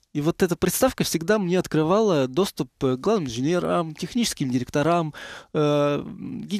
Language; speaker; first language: Russian; native; Russian